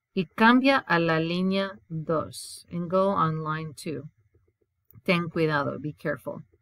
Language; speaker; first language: Spanish; non-native, fluent; English